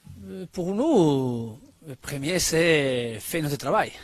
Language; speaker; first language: French; non-native, learner; Spanish